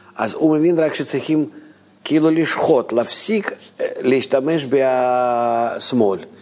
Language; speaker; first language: Hebrew; non-native, fluent; Russian